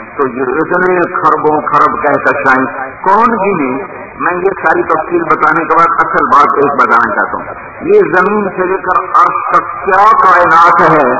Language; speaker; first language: Urdu; non-native, local second language; Punjabi